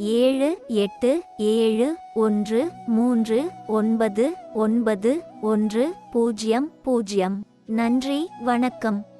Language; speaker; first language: Tamil; native; Tamil